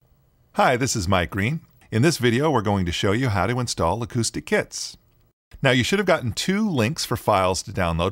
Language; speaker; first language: English; native; English